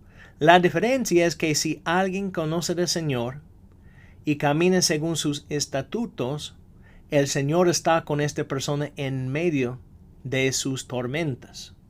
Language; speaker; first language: Spanish; non-native, fluent; English